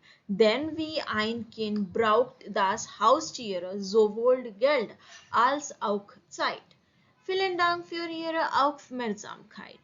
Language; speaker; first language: German; non-native, learner; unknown